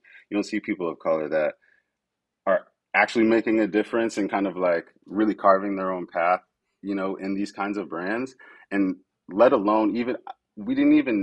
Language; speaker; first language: English; native; English